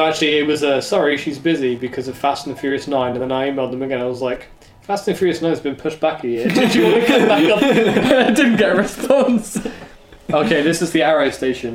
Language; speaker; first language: English; native; English